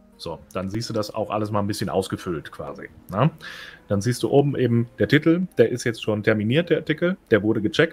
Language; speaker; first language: German; native; German